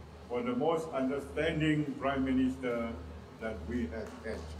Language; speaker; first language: English; non-native, local second language; Malay